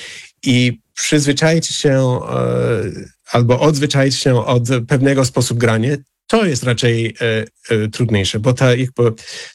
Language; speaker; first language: Polish; non-native, fluent; English